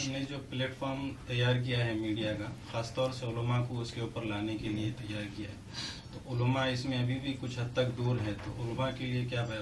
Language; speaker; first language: Urdu; native; Urdu